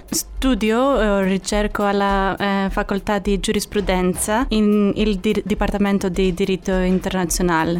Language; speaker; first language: Italian; non-native, learner; Greek